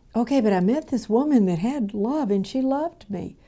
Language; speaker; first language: English; native; English